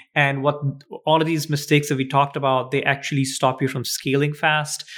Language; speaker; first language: English; non-native, local second language; Gujarati